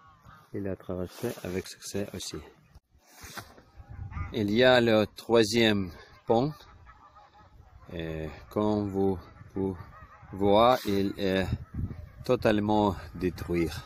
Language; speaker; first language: French; non-native, learner; Ukrainian